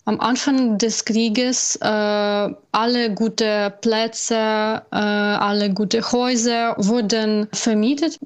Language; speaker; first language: German; non-native, learner; Ukrainian